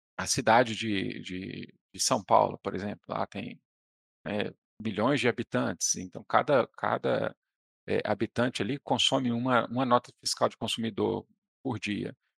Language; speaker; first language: Portuguese; native; Portuguese